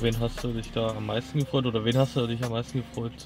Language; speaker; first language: German; native; German